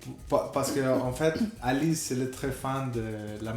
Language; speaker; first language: French; non-native, fluent; Spanish